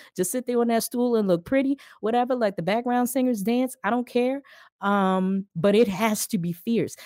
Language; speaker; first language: English; native; English